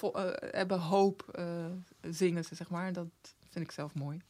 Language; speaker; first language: Dutch; early bilingual, other home language; Portuguese